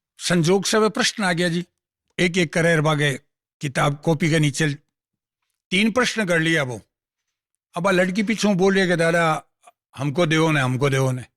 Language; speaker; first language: Hindi; non-native, local second language; Marwari